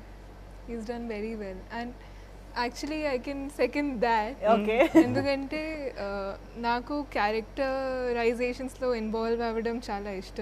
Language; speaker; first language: Telugu; non-native, fluent; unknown